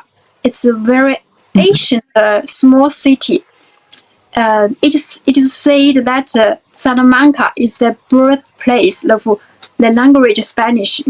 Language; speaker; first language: English; non-native, fluent; Chinese